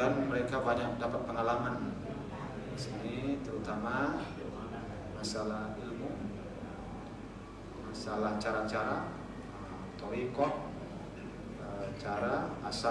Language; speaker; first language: Indonesian; native; Indonesian